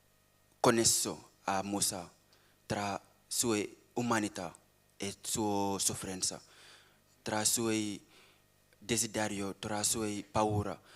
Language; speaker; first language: Italian; non-native, learner; Wolof